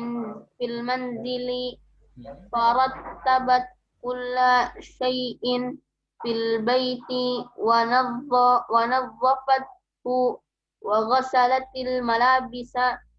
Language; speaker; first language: Arabic; non-native, learner; Indonesian